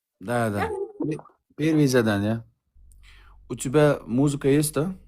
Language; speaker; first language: Russian; non-native, learner; Uzbek